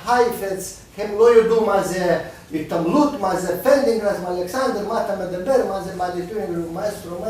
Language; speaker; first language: Hebrew; non-native, fluent; Russian